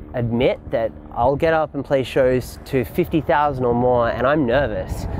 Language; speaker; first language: English; native; English